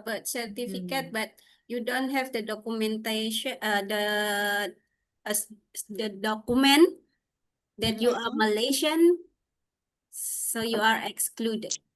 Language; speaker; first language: English; non-native, learner; Indonesian